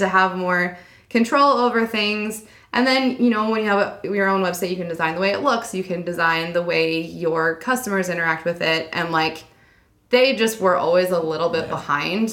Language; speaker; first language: English; native; English